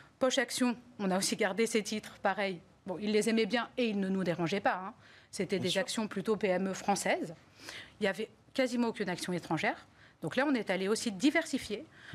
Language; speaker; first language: French; native; French